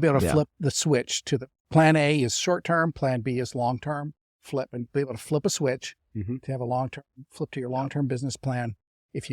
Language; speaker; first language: English; native; English